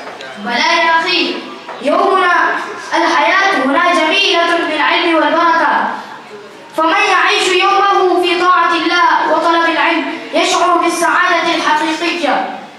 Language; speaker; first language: Arabic; non-native, learner; Urdu